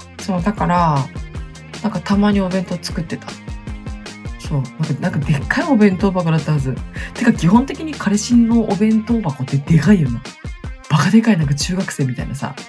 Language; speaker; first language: Japanese; native; Japanese